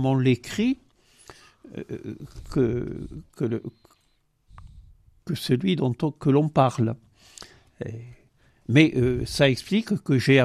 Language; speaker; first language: French; non-native, local second language; Occitan